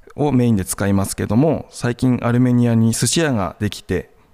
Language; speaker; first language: Japanese; native; Japanese